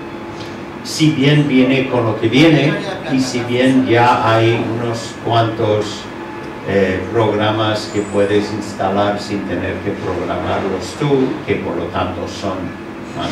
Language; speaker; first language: Spanish; non-native, fluent; English